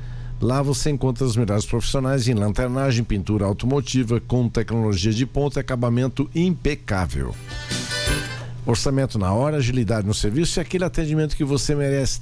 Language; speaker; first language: Portuguese; native; Portuguese